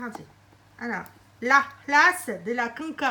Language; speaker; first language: French; native; French